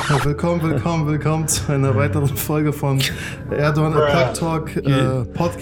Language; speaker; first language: German; native; German